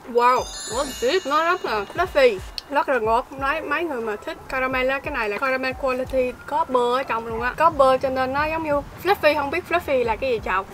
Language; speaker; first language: Vietnamese; early bilingual, heritage; Vietnamese